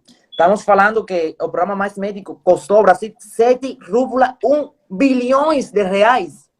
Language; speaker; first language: Portuguese; non-native, fluent; Spanish